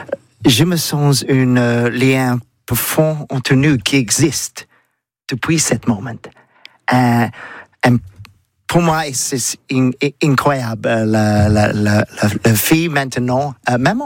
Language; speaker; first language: French; non-native, learner; English